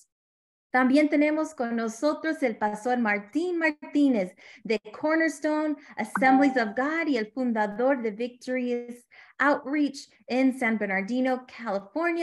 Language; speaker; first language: Spanish; early bilingual, heritage; Spanish